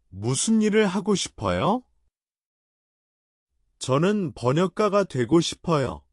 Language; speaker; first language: Korean; non-native, learner; Chinese